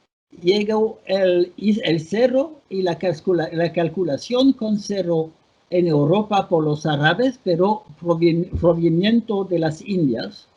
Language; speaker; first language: Spanish; non-native, fluent; French